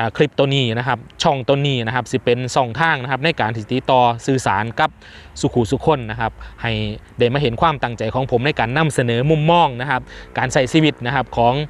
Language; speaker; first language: Thai; non-native, local second language; Northeastern Thai